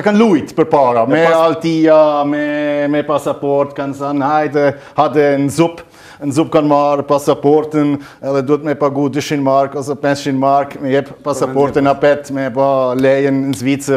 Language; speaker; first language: Albanian; non-native, learner; German